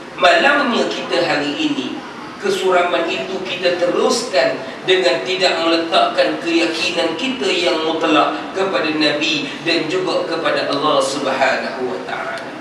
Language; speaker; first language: Malay; native; Malay